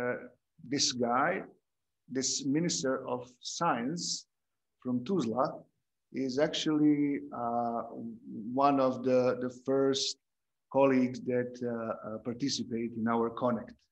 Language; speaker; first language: English; non-native, fluent; Croatian